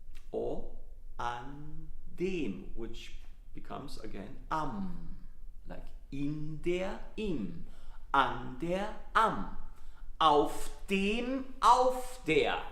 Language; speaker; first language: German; non-native, fluent; Italian